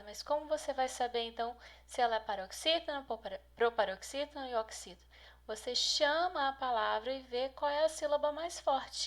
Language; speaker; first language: Portuguese; native; Portuguese